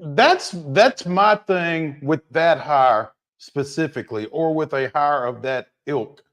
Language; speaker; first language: English; native; English